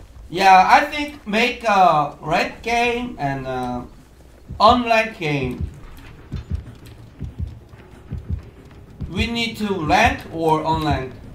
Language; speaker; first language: English; non-native, learner; Korean